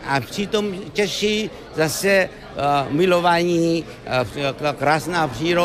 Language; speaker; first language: Czech; non-native, fluent; Vietnamese